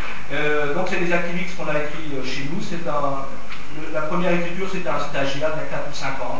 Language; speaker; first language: French; native; French